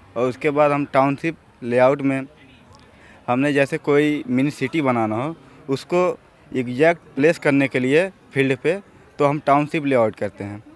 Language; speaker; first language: Hindi; native; Hindi